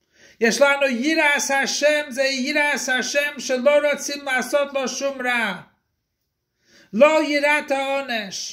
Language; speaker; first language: Hebrew; non-native, fluent; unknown